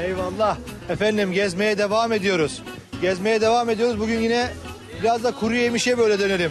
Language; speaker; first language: Turkish; native; Turkish